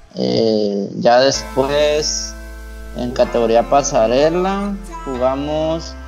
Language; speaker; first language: Spanish; native; Spanish